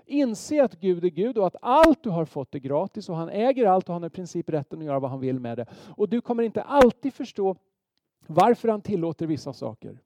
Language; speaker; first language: Swedish; native; Swedish